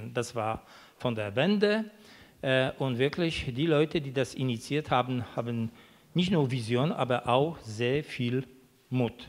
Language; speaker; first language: German; non-native, fluent; Polish